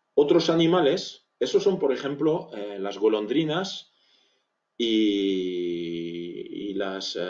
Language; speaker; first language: Spanish; early bilingual, other home language; French